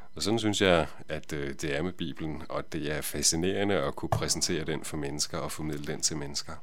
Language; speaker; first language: Danish; native; Danish